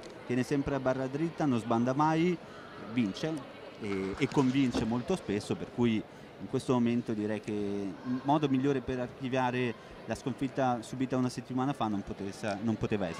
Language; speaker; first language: Italian; native; Italian